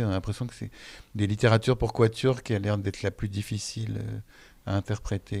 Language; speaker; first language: French; native; French